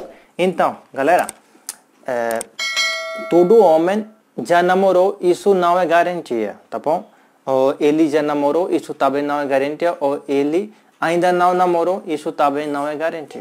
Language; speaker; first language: Portuguese; non-native, learner; Hindi